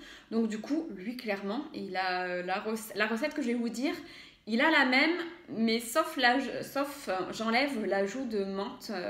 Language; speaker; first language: French; native; French